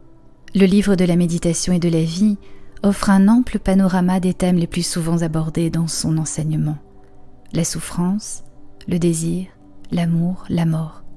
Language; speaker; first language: French; native; French